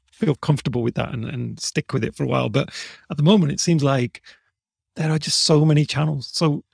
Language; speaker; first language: English; native; English